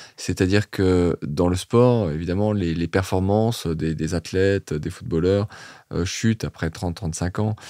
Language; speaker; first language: French; native; French